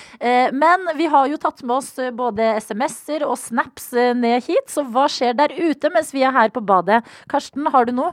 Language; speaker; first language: Norwegian; native; Norwegian